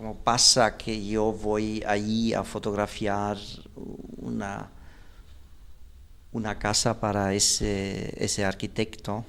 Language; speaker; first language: Spanish; non-native, fluent; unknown